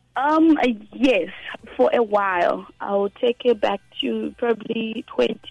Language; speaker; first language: English; non-native, local second language; Shona